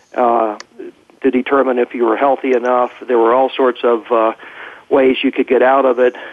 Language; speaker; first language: English; native; English